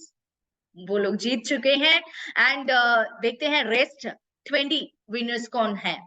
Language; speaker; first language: Hindi; native; Hindi